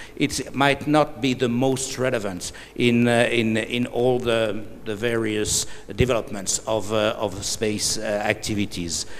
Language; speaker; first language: English; non-native, fluent; French